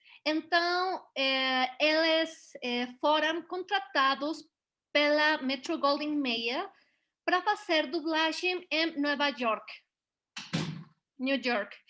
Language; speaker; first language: Portuguese; non-native, learner; Spanish